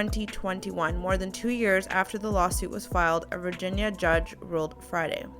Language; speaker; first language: English; native; English